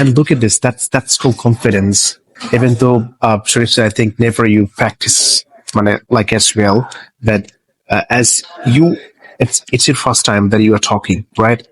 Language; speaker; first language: English; non-native, local second language; Bangla